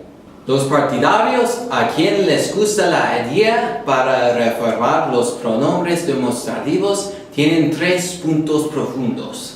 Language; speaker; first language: Spanish; non-native, learner; English